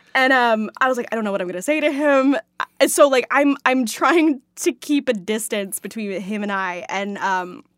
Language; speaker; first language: English; native; English